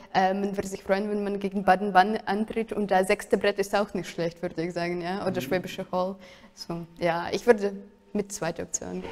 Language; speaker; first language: German; non-native, fluent; Russian